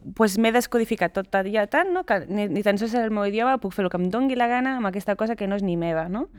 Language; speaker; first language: Catalan; non-native, local second language; Spanish